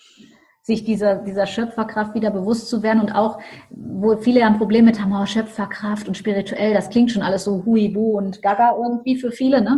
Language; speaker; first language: German; native; German